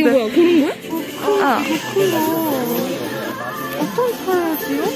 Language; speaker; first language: Korean; non-native, learner; Arabic